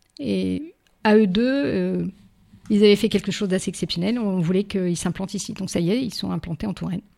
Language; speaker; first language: French; native; French